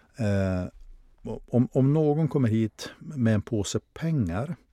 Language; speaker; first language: Swedish; native; Swedish